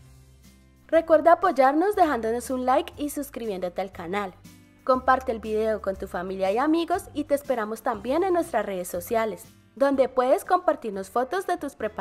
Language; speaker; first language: Spanish; native; Spanish